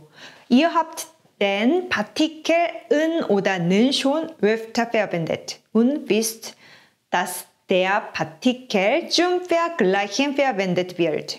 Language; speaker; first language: German; non-native, fluent; Korean